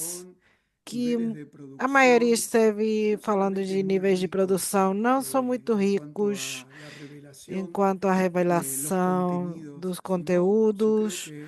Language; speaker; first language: Portuguese; non-native, fluent; Spanish